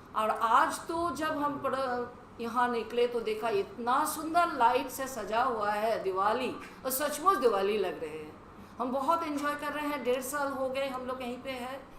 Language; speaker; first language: Hindi; non-native, local second language; Bangla